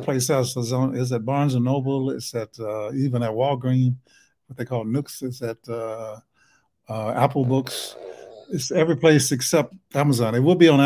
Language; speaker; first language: English; native; English